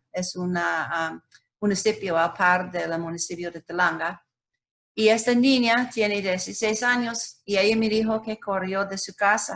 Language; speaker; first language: Spanish; non-native, learner; English